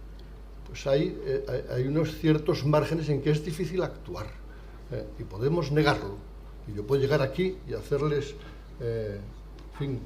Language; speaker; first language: Spanish; native; Spanish